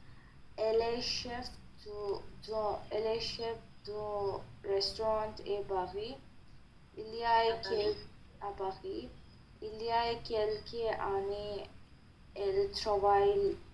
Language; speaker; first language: French; non-native, learner; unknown